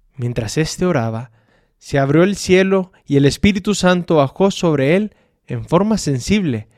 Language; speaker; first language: Spanish; native; Spanish